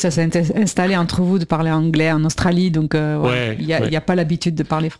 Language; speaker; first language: French; native; French